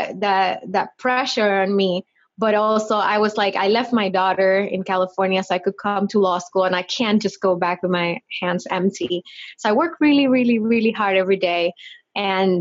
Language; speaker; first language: English; non-native, fluent; Spanish